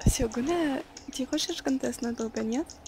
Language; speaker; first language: Russian; non-native, learner; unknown